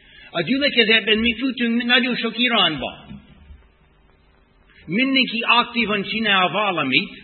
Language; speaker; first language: Hungarian; non-native, fluent; English